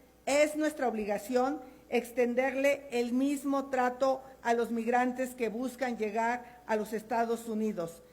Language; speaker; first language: Spanish; native; Spanish